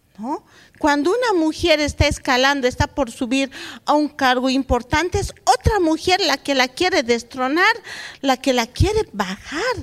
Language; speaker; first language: Spanish; non-native, local second language; Aymara